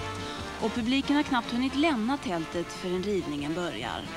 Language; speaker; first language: Swedish; native; Swedish